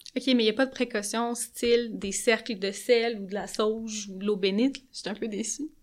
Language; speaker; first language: French; native; French